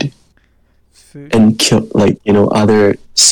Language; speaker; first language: English; non-native, learner; Japanese